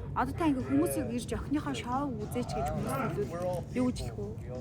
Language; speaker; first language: Mongolian; early bilingual, heritage; Mongolian